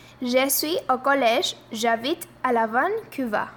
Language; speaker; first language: French; non-native, fluent; Spanish